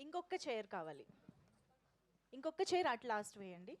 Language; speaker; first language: Telugu; native; Telugu